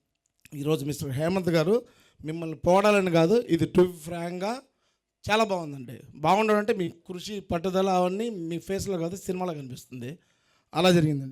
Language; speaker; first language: Telugu; native; Telugu